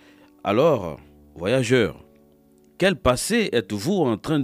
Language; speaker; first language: French; native; French